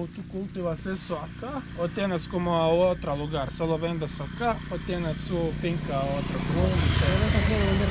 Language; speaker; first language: Spanish; non-native, learner; Croatian